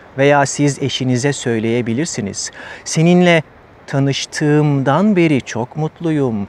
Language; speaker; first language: Turkish; native; Turkish